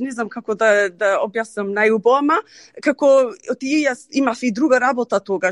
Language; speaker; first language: Macedonian; early bilingual, heritage; Macedonian